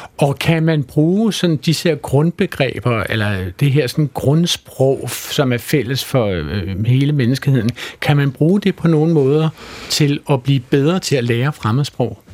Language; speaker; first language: Danish; native; Danish